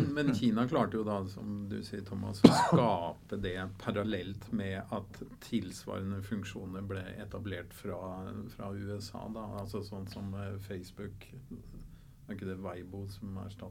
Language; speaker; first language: Norwegian; native; Norwegian